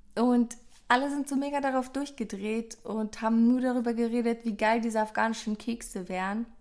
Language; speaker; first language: German; early bilingual, other home language; Persian